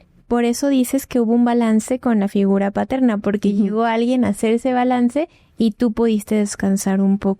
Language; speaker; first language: Spanish; native; Spanish